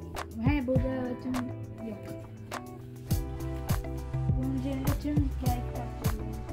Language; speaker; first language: Turkish; early bilingual, other home language; Urdu